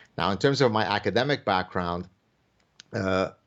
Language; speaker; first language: English; early bilingual, other home language; Arabic